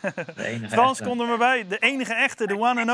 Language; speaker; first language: Dutch; native; Dutch